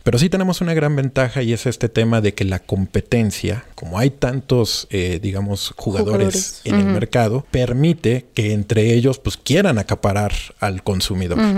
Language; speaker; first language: Spanish; native; Spanish